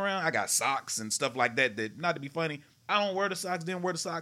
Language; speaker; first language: English; native; English